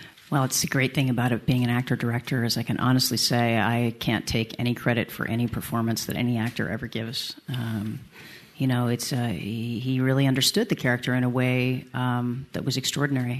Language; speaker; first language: English; early bilingual, other home language; French